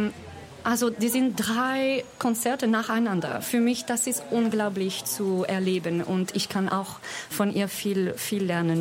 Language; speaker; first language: German; non-native, fluent; French